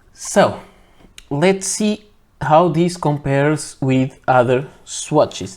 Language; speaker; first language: English; non-native, fluent; Portuguese